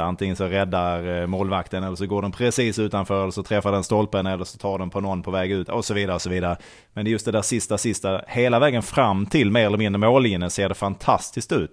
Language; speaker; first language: Swedish; native; Swedish